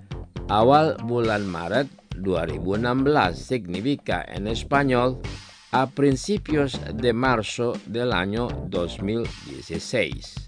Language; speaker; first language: Spanish; non-native, fluent; Indonesian